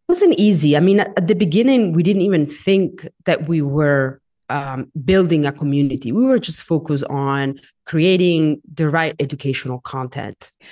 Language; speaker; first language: English; non-native, fluent; Italian